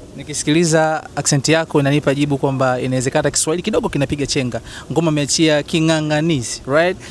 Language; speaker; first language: Swahili; native; Swahili